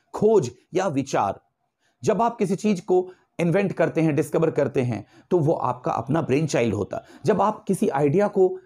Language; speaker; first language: Hindi; native; Hindi